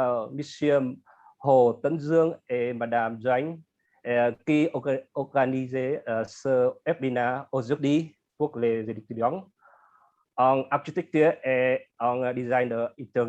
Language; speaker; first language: French; non-native, fluent; Vietnamese